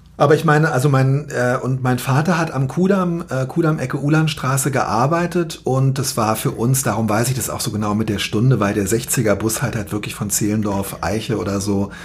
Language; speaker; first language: German; native; German